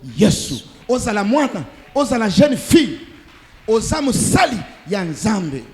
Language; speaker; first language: Lingala; non-native, local second language; Swahili